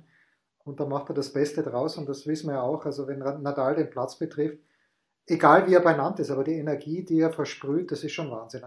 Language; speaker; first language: German; native; German